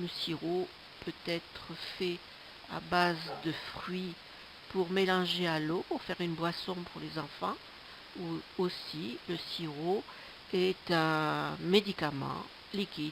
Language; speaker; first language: French; native; French